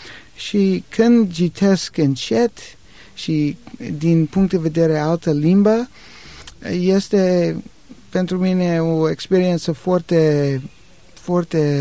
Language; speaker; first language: Romanian; non-native, learner; English